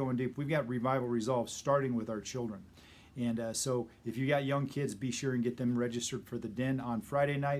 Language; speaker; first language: English; native; English